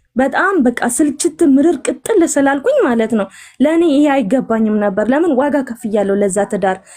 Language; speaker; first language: Amharic; native; Amharic